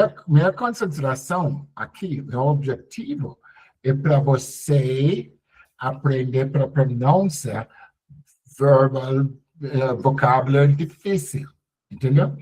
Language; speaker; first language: Portuguese; non-native, learner; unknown